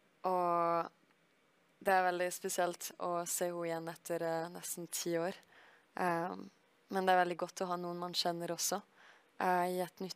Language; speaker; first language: Norwegian; early bilingual, heritage; French